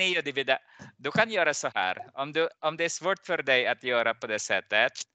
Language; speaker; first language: Swedish; non-native, fluent; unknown